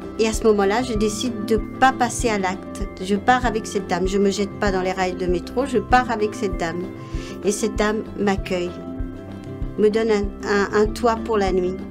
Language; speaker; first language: French; non-native, local second language; Morisyen